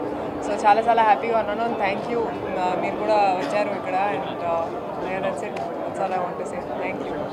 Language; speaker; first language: Telugu; non-native, fluent; Hindi